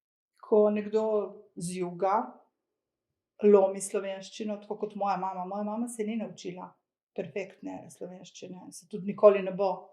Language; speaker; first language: Slovenian; early bilingual, other home language; Croatian